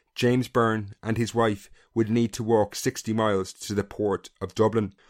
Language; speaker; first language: English; native; English